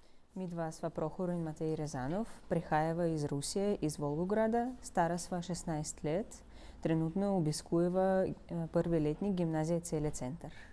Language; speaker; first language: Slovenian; non-native, learner; Russian